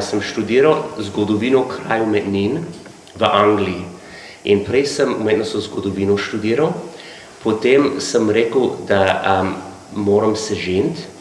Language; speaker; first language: Slovenian; non-native, learner; English